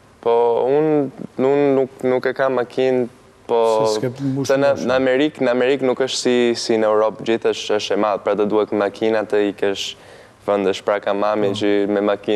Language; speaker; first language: Albanian; early bilingual, heritage; Albanian